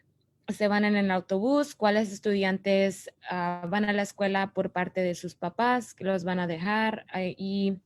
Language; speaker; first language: Spanish; early bilingual, other home language; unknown